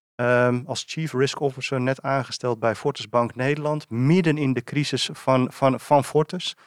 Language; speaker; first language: Dutch; native; Dutch